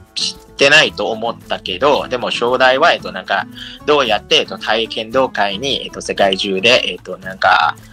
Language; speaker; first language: Japanese; non-native, learner; Thai